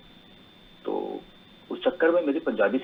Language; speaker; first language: Hindi; native; Hindi